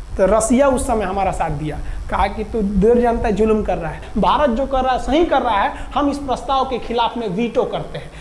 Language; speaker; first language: Hindi; native; Hindi